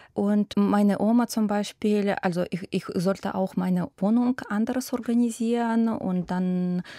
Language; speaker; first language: German; non-native, fluent; Ukrainian